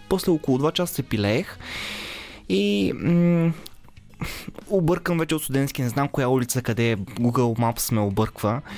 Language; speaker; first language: Bulgarian; native; Bulgarian